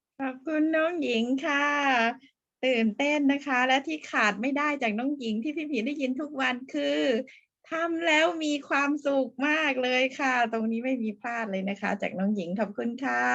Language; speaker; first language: Thai; native; Thai